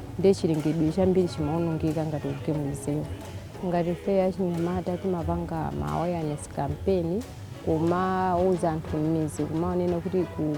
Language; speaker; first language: Nyanja; non-native, local second language; Tumbuka